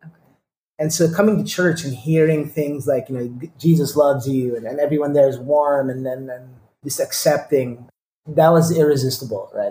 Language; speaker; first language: English; non-native, local second language; Filipino